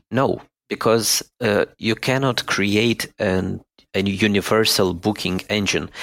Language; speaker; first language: English; non-native, fluent; Romanian